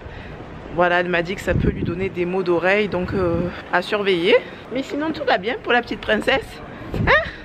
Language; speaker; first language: French; native; French